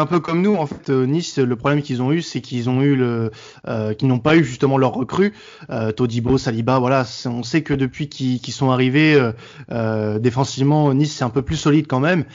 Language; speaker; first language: French; native; French